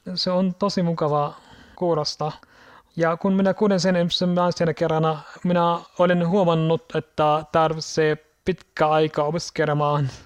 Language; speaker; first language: Finnish; non-native, learner; Arabic